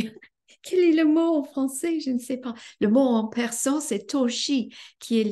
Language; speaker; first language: French; non-native, fluent; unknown